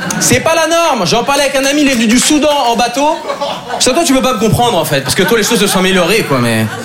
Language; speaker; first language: French; native; French